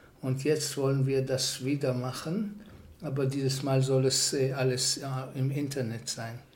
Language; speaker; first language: German; non-native, fluent; Hebrew